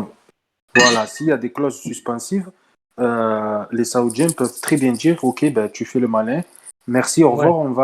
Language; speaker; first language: French; native; French